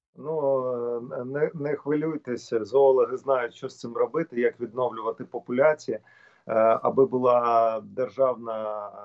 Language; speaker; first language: Ukrainian; native; Ukrainian